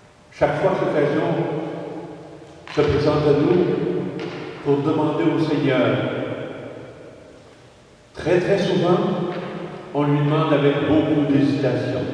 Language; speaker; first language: French; native; French